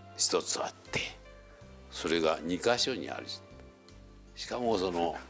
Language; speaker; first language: Japanese; native; Japanese